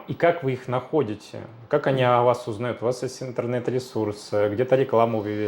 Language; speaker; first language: Russian; native; Russian